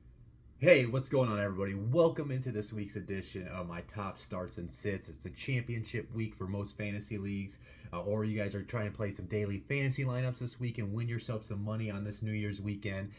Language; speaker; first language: English; native; English